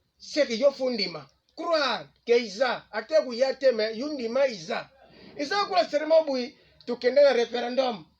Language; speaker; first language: Lingala; non-native, local second language; Kongo